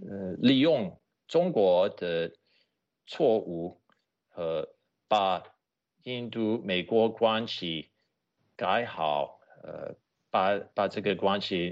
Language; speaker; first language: Chinese; non-native, fluent; English